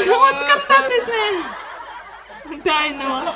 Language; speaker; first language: Japanese; non-native, fluent; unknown